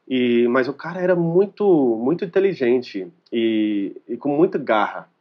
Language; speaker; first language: Portuguese; non-native, fluent; English